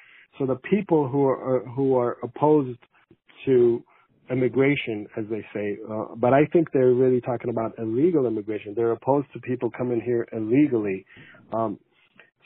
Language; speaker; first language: English; early bilingual, other home language; Persian